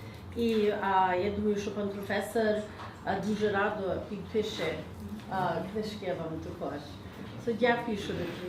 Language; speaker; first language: Ukrainian; early bilingual, heritage; Ukrainian